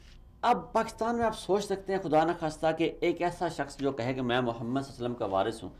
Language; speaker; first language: Urdu; native; Urdu